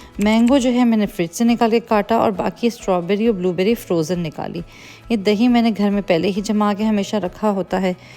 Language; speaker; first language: Urdu; native; Urdu